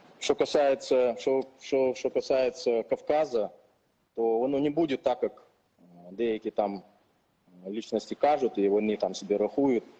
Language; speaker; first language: Ukrainian; non-native, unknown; Chechen